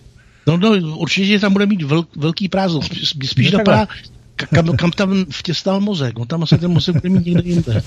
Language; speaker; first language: Czech; native; Czech